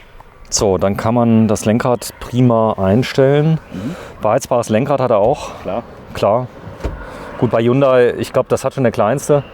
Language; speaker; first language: German; native; German